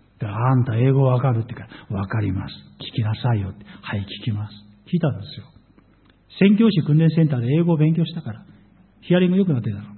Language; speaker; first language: Japanese; native; Japanese